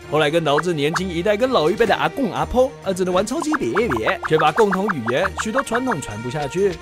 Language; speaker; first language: Chinese; native; Chinese